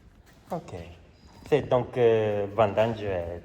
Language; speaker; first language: French; non-native, learner; Japanese